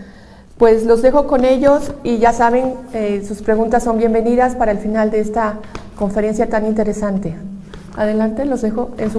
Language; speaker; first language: Spanish; native; Spanish